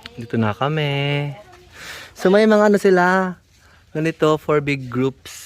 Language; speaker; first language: Filipino; non-native, local second language; Cebuano